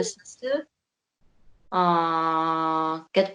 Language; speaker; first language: Spanish; non-native, learner; Korean